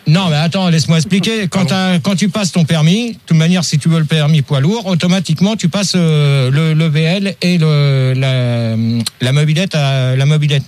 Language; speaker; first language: French; native; French